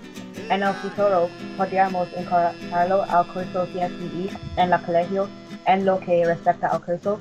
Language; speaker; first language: Spanish; non-native, learner; English